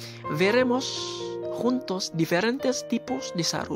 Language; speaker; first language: Spanish; non-native, local second language; Haitian Creole